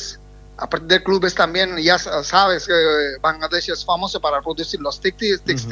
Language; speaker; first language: Spanish; non-native, fluent; Bangla